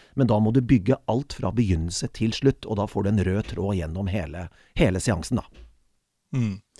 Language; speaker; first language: Norwegian; native; Norwegian